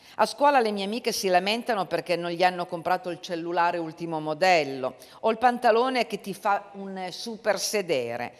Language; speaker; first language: Italian; native; Italian